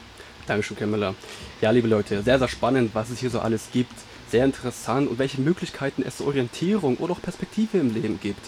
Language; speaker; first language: German; native; German